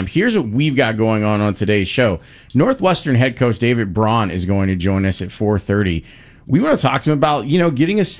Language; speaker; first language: English; native; English